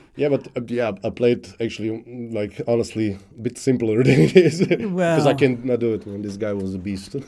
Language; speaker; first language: English; non-native, fluent; Serbian